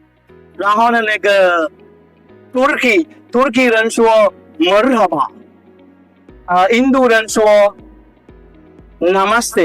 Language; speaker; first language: Chinese; non-native, fluent; Sinhala